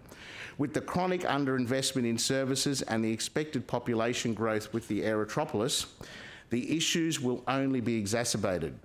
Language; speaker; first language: English; native; English